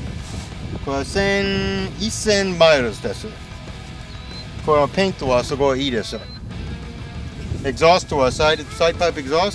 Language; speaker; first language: Japanese; non-native, learner; English